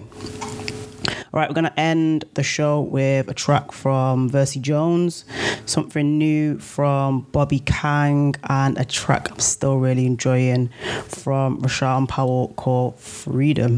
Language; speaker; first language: English; native; English